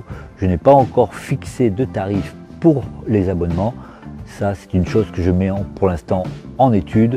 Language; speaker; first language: French; native; French